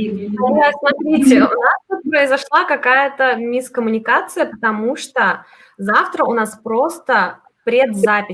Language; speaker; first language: Russian; native; Russian